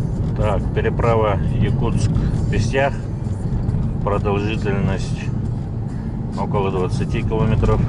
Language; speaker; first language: Russian; non-native, local second language; Yakut